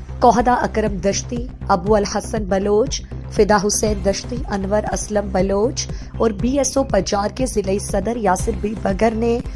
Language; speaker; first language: Urdu; non-native, local second language; Baluchi